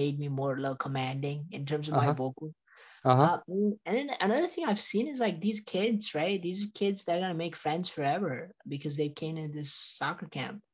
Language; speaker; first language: English; early bilingual, other home language; Nepali